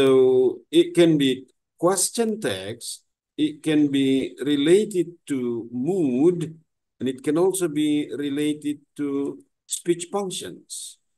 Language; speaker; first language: English; non-native, fluent; Indonesian